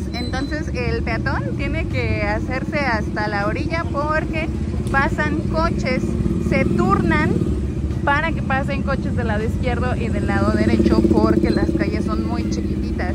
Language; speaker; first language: Spanish; native; Spanish